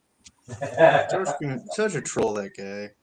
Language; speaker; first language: English; native; English